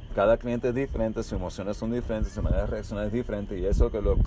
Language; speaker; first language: Spanish; early bilingual, heritage; Spanish